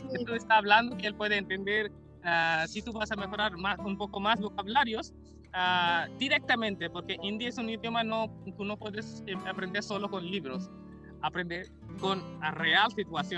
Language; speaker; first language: Spanish; non-native, learner; Hindi